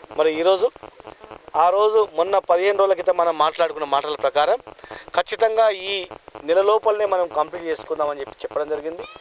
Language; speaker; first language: Telugu; native; Telugu